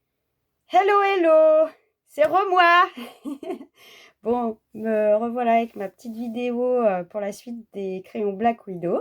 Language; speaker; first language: French; native; French